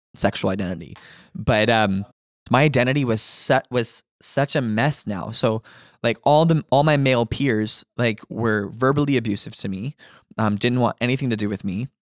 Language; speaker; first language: English; native; English